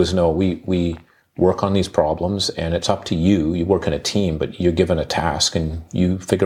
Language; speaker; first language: English; native; English